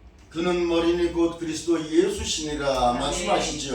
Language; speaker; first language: Korean; native; Korean